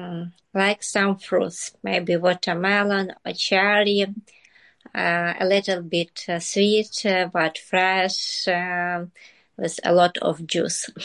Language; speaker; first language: English; non-native, learner; Ukrainian